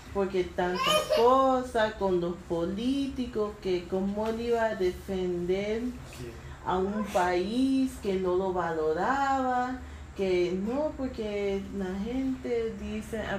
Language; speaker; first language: Spanish; early bilingual, heritage; Spanish